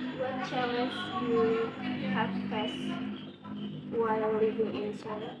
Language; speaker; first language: English; non-native, learner; Indonesian